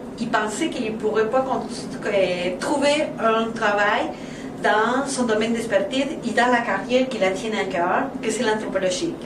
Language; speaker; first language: French; non-native, fluent; Spanish